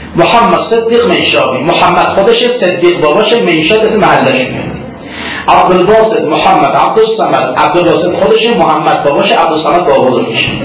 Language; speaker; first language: Persian; non-native, local second language; Azerbaijani